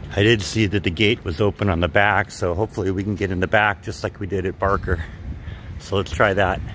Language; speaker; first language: English; native; English